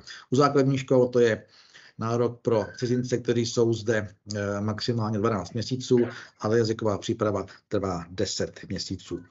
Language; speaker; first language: Czech; native; Czech